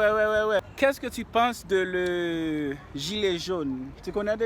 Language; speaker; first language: French; non-native, learner; Haitian Creole